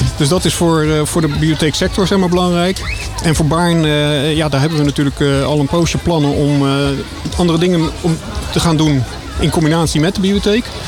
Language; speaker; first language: Dutch; native; Dutch